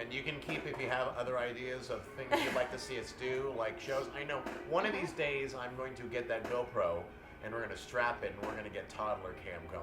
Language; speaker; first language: English; native; English